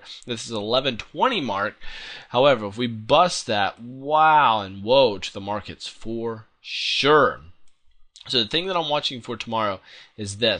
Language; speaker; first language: English; native; English